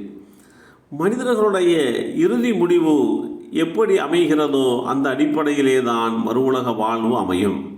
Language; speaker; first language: Tamil; native; Tamil